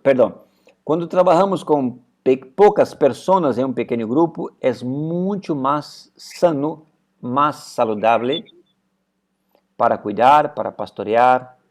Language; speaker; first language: Portuguese; non-native, learner; Spanish